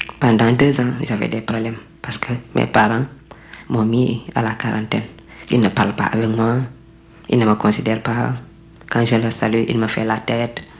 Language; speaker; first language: French; non-native, local second language; Wolof